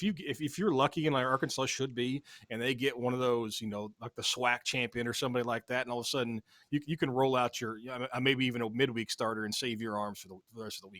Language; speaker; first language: English; native; English